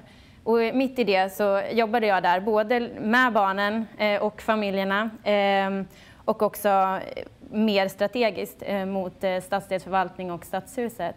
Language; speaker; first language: Swedish; native; Swedish